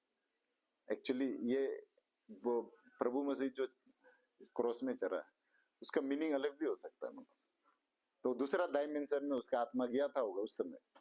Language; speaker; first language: Hindi; non-native, local second language; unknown